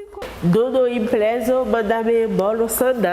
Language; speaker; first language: Portuguese; non-native, learner; Haitian Creole